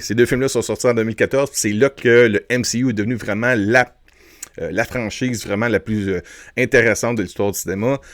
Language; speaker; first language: French; native; French